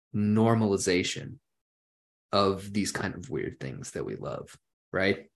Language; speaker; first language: English; early bilingual, other home language; German